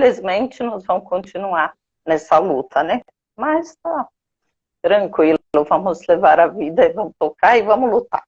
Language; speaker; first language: Portuguese; non-native, fluent; Arabic